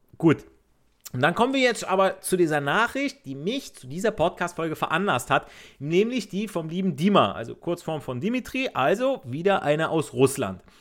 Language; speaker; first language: German; native; German